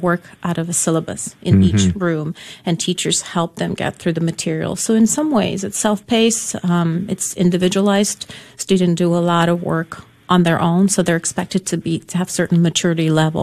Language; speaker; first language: English; non-native, fluent; Polish